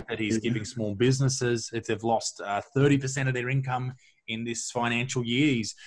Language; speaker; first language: English; native; English